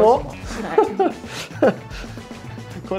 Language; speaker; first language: Japanese; non-native, fluent; Chinese